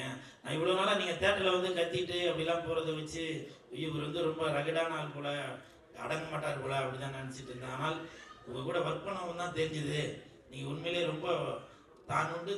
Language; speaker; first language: Tamil; native; Tamil